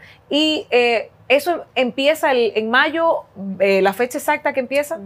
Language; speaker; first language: Spanish; native; Spanish